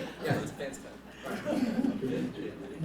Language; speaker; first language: English; native; English